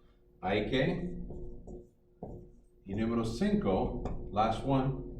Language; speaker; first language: Spanish; non-native, fluent; English